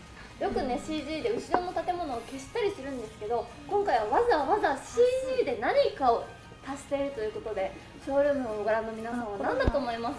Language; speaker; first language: Japanese; native; Japanese